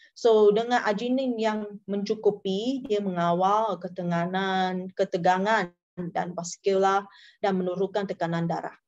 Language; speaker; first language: Malay; non-native, local second language; Chinese